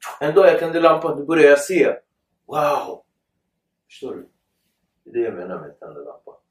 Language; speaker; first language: Swedish; early bilingual, other home language; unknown